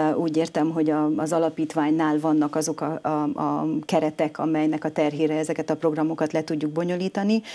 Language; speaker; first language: Hungarian; native; Hungarian